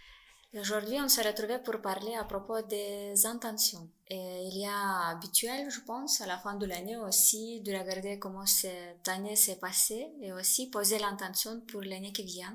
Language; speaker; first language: French; non-native, fluent; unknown